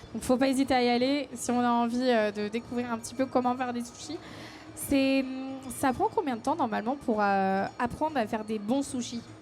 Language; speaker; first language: French; native; French